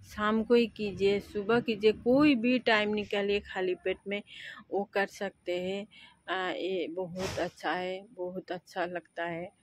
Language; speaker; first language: Hindi; non-native, local second language; Nepali